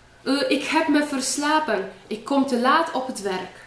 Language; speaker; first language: Dutch; non-native, fluent; Polish